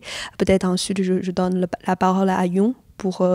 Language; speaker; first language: French; non-native, fluent; Chinese